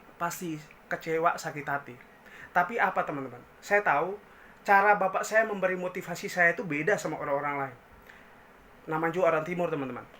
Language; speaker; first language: Indonesian; native; Indonesian